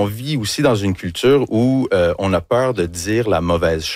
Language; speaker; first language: French; early bilingual, other home language; English